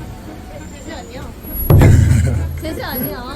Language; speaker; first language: Korean; non-native, learner; Japanese